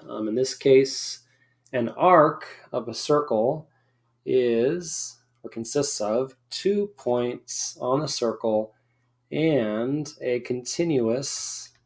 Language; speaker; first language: English; native; English